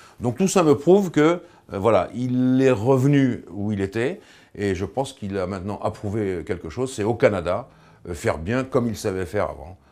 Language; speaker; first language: French; native; French